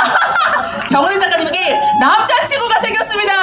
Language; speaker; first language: Korean; native; Korean